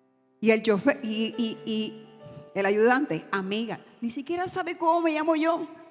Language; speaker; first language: Spanish; native; Spanish